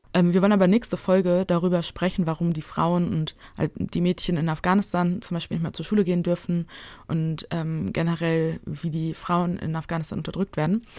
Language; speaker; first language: German; native; German